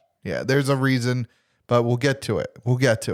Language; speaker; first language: English; native; English